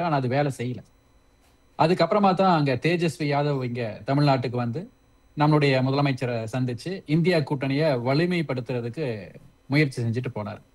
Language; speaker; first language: Tamil; native; Tamil